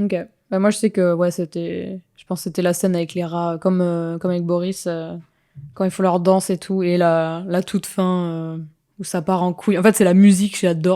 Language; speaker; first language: French; native; French